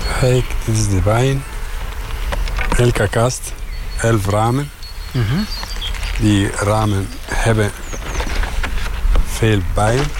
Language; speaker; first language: Dutch; non-native, learner; Arabic